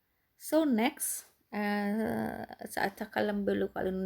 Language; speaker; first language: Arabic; non-native, fluent; Indonesian